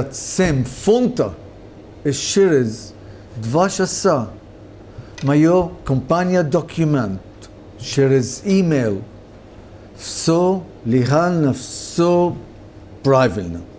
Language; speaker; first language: Ukrainian; non-native, learner; English